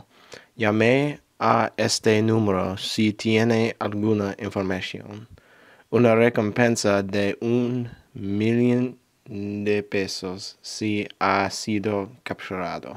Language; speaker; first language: Spanish; non-native, learner; English